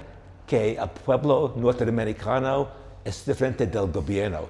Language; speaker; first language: Spanish; non-native, fluent; English